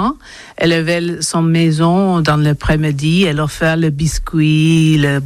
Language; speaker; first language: French; non-native, learner; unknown